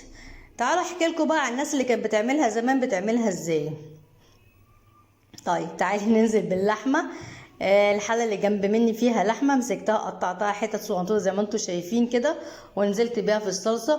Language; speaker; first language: Arabic; native; Arabic